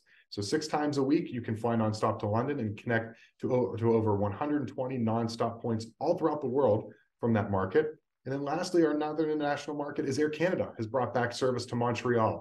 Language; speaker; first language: English; native; English